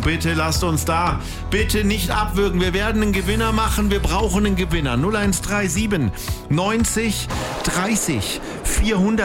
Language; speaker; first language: German; native; German